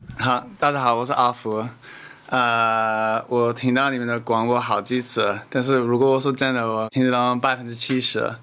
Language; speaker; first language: Chinese; non-native, learner; English